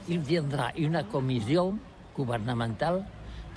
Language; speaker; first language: French; non-native, learner; Catalan